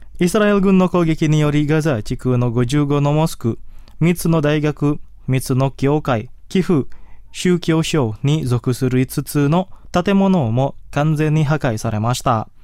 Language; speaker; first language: Japanese; non-native, fluent; Indonesian